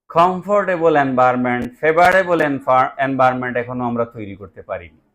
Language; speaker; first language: Bangla; native; Bangla